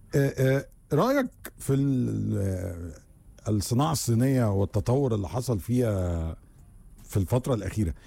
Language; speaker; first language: Egyptian Arabic; native; Egyptian Arabic